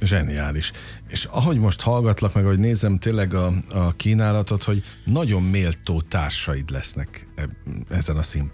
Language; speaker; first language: Hungarian; native; Hungarian